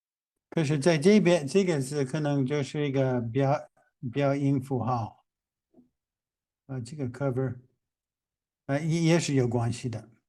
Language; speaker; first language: Chinese; non-native, fluent; English